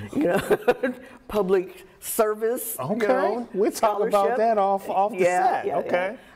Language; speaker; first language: English; native; English